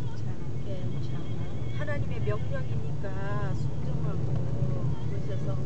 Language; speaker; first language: Korean; native; Korean